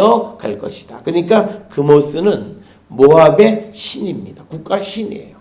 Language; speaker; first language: Korean; native; Korean